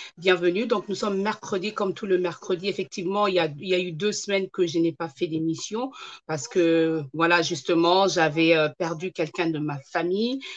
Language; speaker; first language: French; non-native, local second language; Lingala